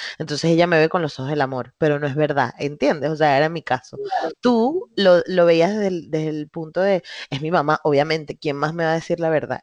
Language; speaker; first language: Spanish; native; Spanish